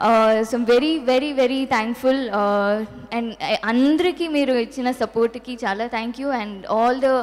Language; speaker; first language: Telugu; non-native, local second language; Tamil